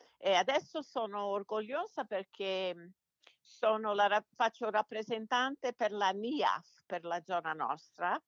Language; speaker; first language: Italian; early bilingual, heritage; Italian